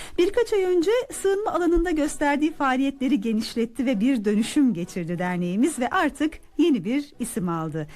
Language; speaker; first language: Turkish; native; Turkish